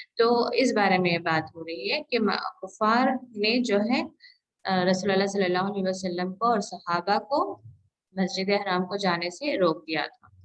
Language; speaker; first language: Urdu; native; Urdu